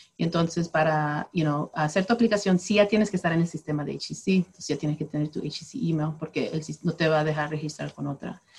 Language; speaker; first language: Spanish; early bilingual, heritage; Spanish